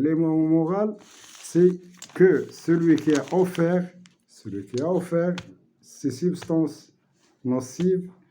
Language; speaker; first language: French; non-native, local second language; Arabic